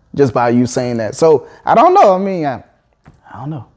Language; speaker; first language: English; early bilingual, other home language; Akan